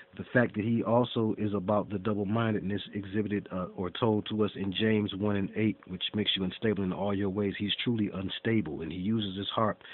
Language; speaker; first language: English; native; English